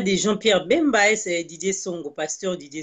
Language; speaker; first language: French; non-native, local second language; Lingala